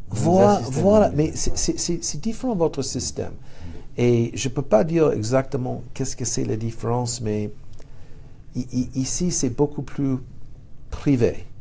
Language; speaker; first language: French; non-native, fluent; English